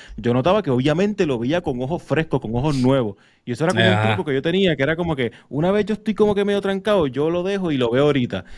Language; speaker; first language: Spanish; native; Spanish